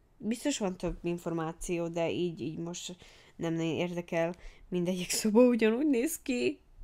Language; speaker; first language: Hungarian; early bilingual, heritage; Hungarian